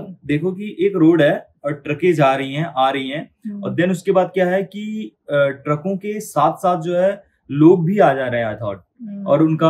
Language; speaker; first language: Hindi; native; Hindi